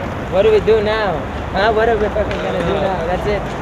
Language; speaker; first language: English; non-native, fluent; Latvian